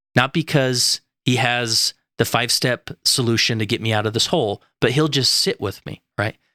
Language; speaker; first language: English; native; English